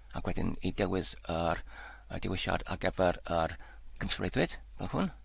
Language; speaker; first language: Welsh; non-native, learner; Polish